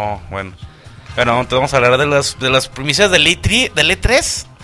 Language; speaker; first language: Spanish; native; Spanish